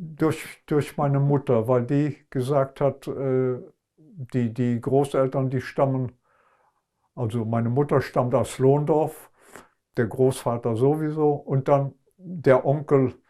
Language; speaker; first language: German; non-native, local second language; Luxembourgish